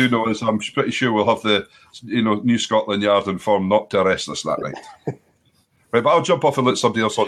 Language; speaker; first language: English; native; English